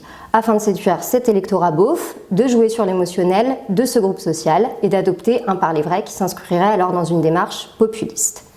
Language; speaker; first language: French; native; French